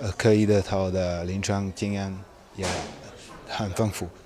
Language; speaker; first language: Chinese; non-native, fluent; Hungarian